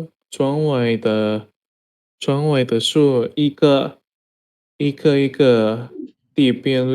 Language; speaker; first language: Chinese; non-native, learner; Indonesian